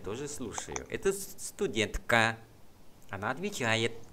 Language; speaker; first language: Russian; non-native, fluent; Vietnamese